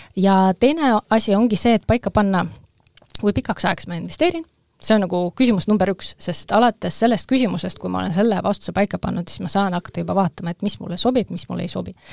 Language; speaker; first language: Estonian; non-native, local second language; Russian